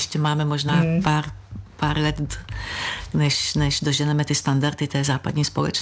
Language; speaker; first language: Czech; native; Czech